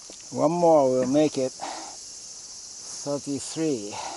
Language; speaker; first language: English; non-native, fluent; Japanese